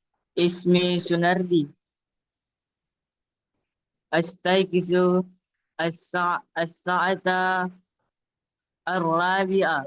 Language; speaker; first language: Arabic; non-native, learner; Indonesian